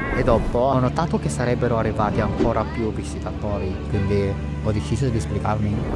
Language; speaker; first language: Italian; non-native, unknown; Filipino